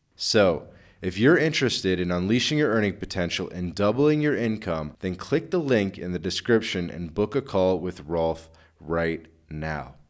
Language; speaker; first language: English; native; English